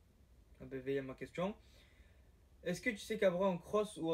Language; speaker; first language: French; native; French